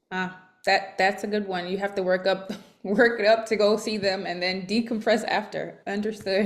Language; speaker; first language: English; native; English